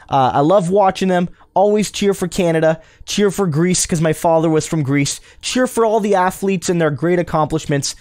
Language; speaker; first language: English; native; English